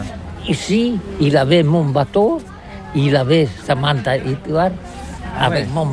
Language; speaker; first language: French; non-native, learner; Catalan